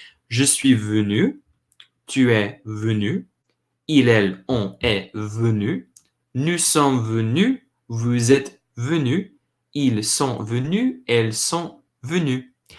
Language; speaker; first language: French; non-native, learner; English